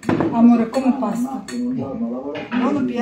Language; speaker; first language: Italian; non-native, learner; Russian